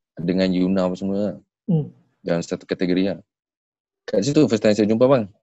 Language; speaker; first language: Malay; native; Malay